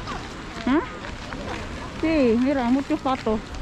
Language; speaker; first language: Spanish; non-native, learner; Filipino